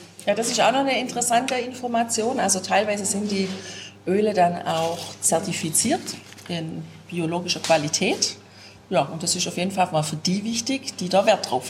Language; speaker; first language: German; native; German